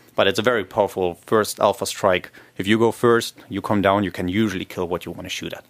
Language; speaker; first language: English; non-native, fluent; German